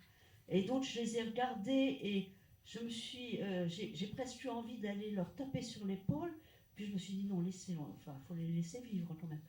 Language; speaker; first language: French; native; French